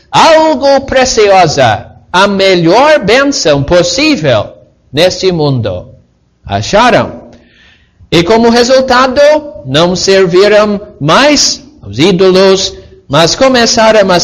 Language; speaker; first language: Portuguese; non-native, fluent; English